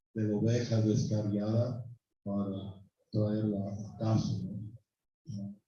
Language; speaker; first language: Spanish; non-native, fluent; English